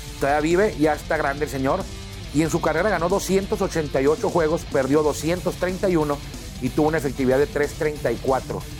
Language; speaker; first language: Spanish; native; Spanish